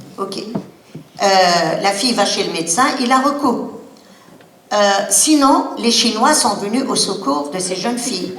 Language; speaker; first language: French; non-native, local second language; Arabic